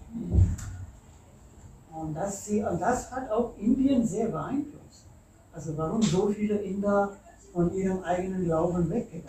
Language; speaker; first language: German; non-native, fluent; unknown